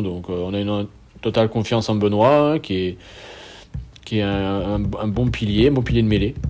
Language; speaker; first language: French; native; French